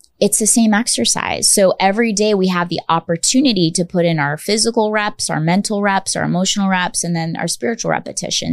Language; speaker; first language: English; native; English